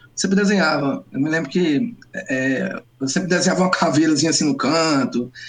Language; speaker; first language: Portuguese; native; Portuguese